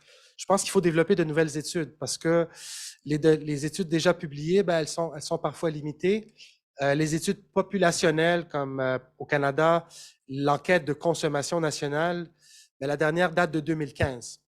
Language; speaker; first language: French; native; French